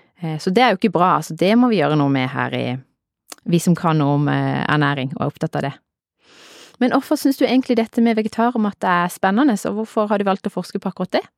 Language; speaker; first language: Norwegian; native; Norwegian